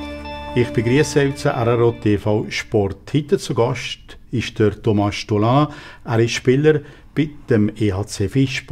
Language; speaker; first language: German; native; German